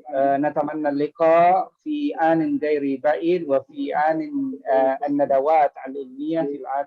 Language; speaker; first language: Arabic; non-native, fluent; Indonesian